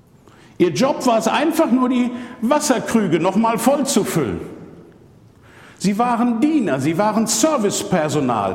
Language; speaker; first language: German; native; German